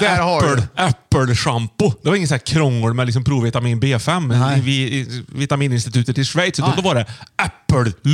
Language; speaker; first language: Swedish; native; Swedish